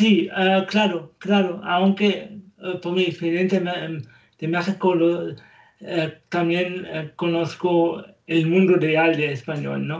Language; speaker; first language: Spanish; non-native, learner; German